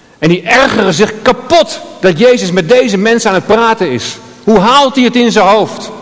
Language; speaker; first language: Dutch; native; Dutch